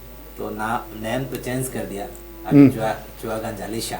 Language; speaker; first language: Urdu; early bilingual, heritage; Bangla